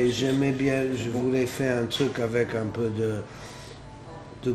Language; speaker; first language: French; non-native, fluent; English